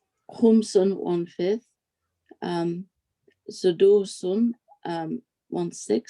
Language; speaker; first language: Arabic; non-native, learner; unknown